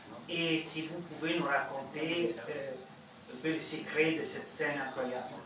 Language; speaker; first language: French; non-native, fluent; Italian